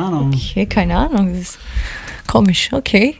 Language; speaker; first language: German; early bilingual, heritage; Greek